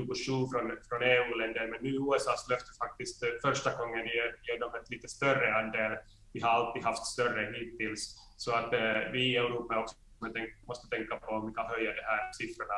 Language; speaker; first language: Swedish; non-native, fluent; Finnish